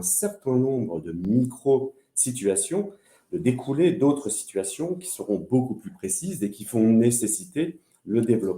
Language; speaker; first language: French; native; French